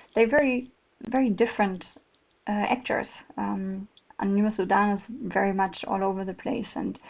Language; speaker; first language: English; non-native, fluent; German